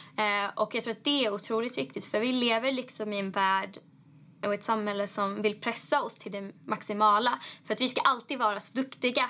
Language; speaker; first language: Swedish; native; Swedish